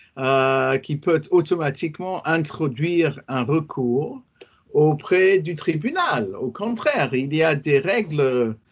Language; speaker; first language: French; non-native, fluent; English